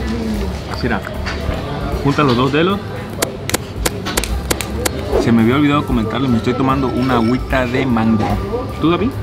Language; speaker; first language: Spanish; native; Spanish